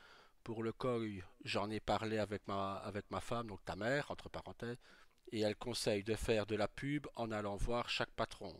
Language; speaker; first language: French; native; French